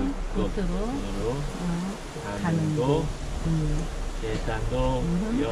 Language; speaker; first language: Korean; non-native, learner; English